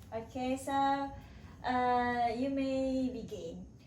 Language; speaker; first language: English; non-native, learner; Indonesian